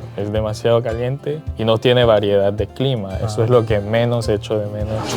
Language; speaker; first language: Spanish; early bilingual, other home language; Korean